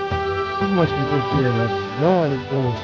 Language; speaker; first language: English; non-native, learner; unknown